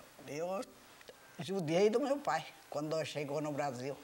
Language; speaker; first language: Portuguese; early bilingual, other home language; Japanese